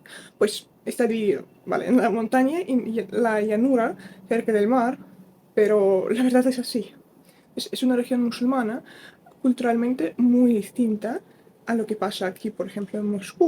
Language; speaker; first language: Spanish; non-native, fluent; Russian